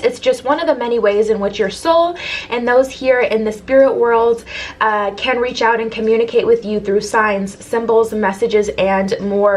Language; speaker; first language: English; native; English